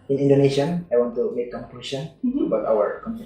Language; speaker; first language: English; non-native, learner; Indonesian